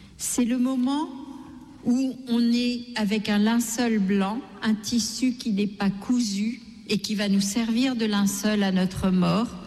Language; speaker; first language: French; non-native, local second language; Gujarati